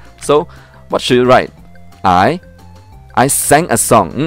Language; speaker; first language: English; non-native, local second language; Chinese